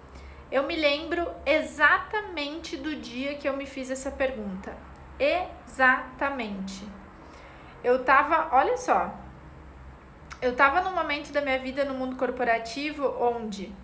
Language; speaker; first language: Portuguese; native; Portuguese